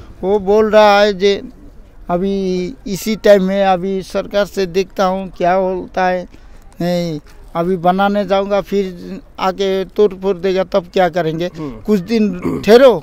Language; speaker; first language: Hindi; non-native, local second language; Bangla